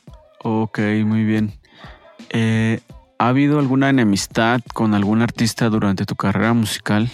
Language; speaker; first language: Spanish; native; Spanish